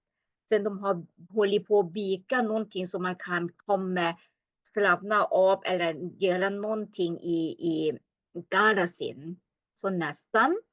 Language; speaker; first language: Swedish; non-native, learner; Thai